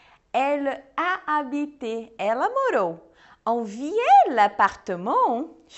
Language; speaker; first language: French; non-native, fluent; Portuguese